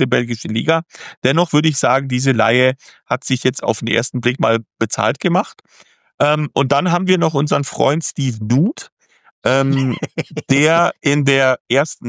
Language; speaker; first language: German; native; German